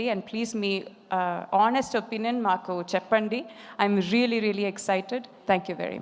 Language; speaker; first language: Telugu; non-native, fluent; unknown